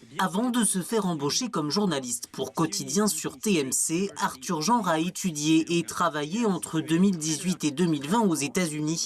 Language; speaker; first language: French; native; French